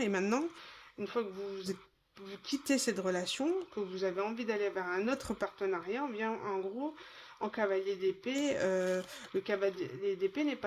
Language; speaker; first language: French; native; French